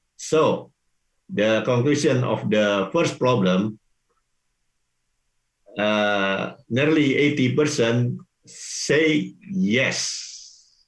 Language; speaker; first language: English; non-native, learner; Indonesian